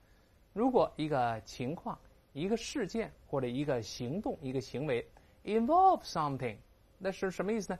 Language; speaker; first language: Chinese; native; Chinese